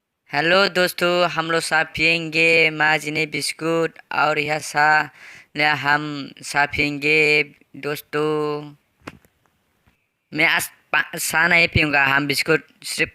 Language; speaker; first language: Hindi; non-native, local second language; Bodo